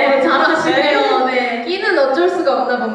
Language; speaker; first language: Korean; native; Korean